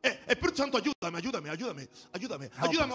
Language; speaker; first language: Spanish; native; Spanish